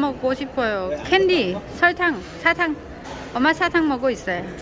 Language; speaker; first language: Korean; non-native, learner; Vietnamese